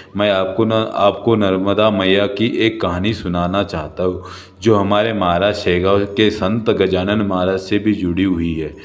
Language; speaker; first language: Hindi; non-native, local second language; Marathi